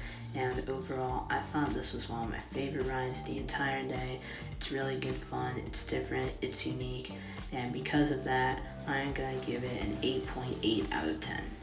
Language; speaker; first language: English; native; English